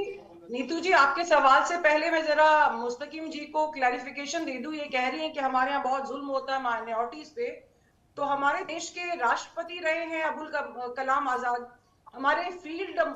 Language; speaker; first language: Hindi; native; Hindi